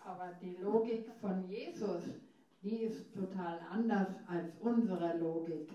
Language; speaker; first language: German; non-native, fluent; English